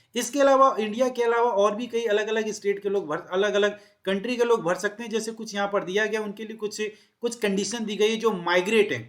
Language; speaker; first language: Hindi; native; Hindi